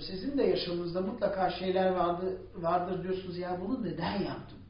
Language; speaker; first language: Turkish; non-native, fluent; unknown